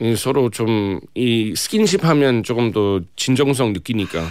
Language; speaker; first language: Korean; non-native, fluent; English